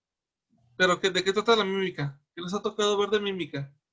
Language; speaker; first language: Spanish; native; Spanish